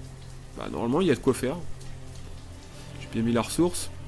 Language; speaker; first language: French; native; French